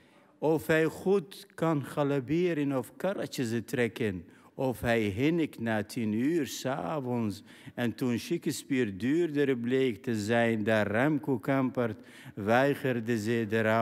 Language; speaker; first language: Dutch; non-native, fluent; Arabic